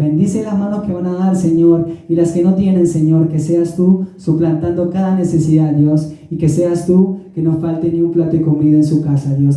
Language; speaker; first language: Spanish; native; Spanish